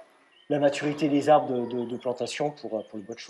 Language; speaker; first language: French; native; French